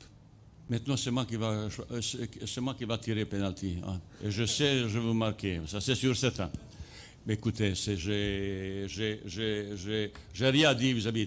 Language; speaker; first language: French; non-native, fluent; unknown